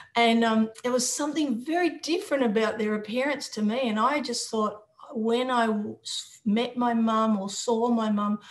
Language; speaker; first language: English; native; English